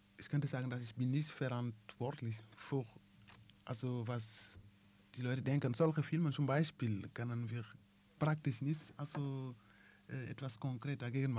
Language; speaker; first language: German; non-native, learner; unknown